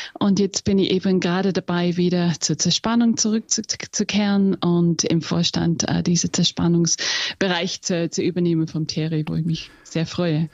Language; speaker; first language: German; non-native, fluent; English